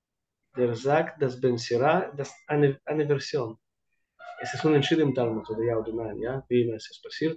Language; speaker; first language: German; non-native, fluent; Russian